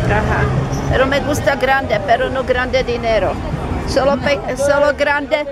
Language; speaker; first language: Spanish; non-native, learner; Czech